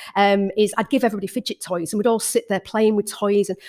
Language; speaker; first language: English; native; English